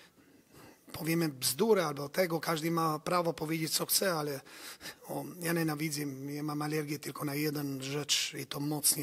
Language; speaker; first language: Polish; non-native, learner; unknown